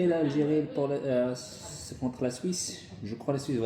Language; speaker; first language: French; non-native, local second language; Arabic